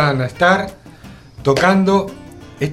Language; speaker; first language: Spanish; native; Spanish